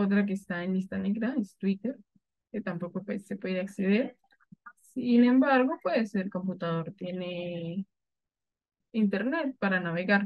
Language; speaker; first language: Spanish; native; Spanish